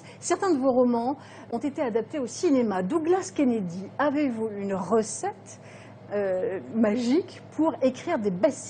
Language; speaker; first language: French; native; French